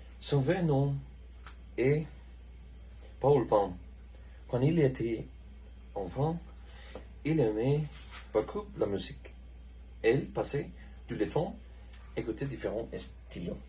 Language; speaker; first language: French; non-native, learner; Spanish